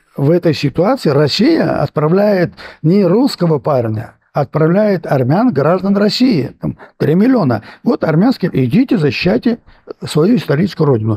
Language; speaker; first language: Russian; non-native, local second language; Armenian